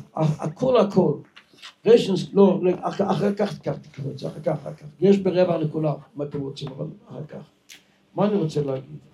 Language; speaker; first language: Hebrew; non-native, local second language; Yiddish